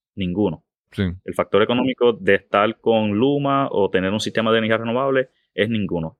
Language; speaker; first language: Spanish; native; Spanish